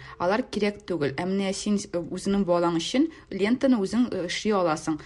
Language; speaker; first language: Tatar; native; Tatar